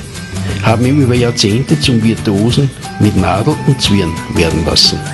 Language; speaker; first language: German; native; German